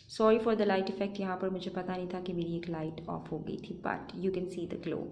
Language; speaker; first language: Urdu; native; Urdu